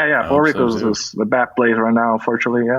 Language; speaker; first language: English; non-native, fluent; Spanish